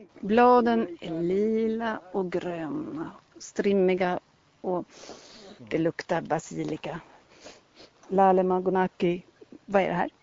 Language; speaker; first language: Swedish; native; Swedish